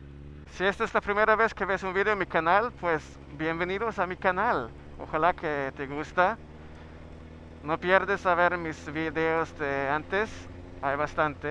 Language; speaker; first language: Spanish; non-native, fluent; Swedish